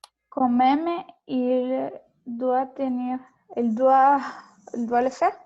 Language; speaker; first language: French; non-native, learner; Spanish